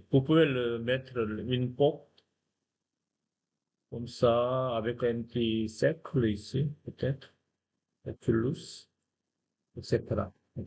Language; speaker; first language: French; non-native, fluent; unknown